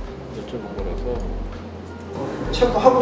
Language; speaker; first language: Korean; native; Korean